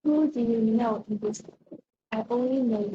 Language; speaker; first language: English; non-native, learner; Vietnamese